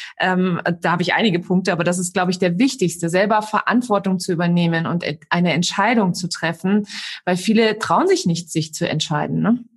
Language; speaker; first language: German; native; German